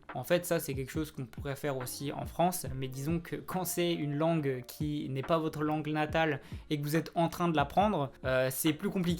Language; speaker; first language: French; native; French